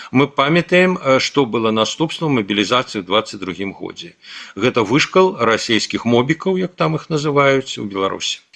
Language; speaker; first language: Belarusian; non-native, local second language; Russian